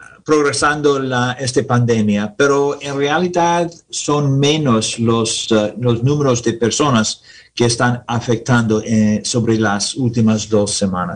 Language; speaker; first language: Spanish; non-native, learner; English